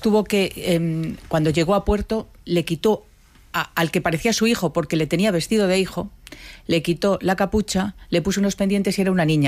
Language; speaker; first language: Spanish; native; Spanish